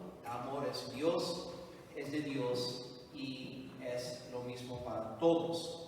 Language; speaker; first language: Spanish; non-native, fluent; English